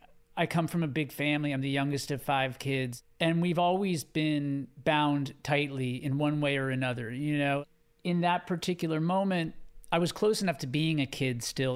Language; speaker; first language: English; native; English